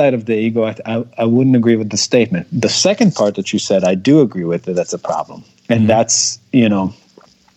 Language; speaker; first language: English; non-native, fluent; Hebrew